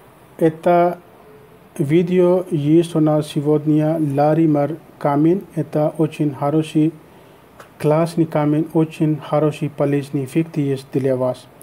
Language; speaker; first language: Russian; non-native, learner; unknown